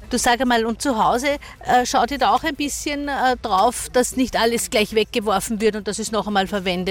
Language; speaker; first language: German; native; German